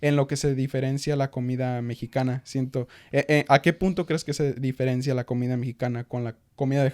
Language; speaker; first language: Spanish; early bilingual, heritage; Spanish